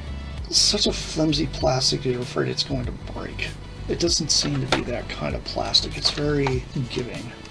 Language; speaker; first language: English; native; English